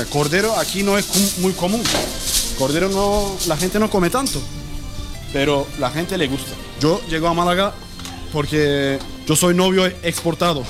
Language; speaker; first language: Spanish; non-native, learner; Turkish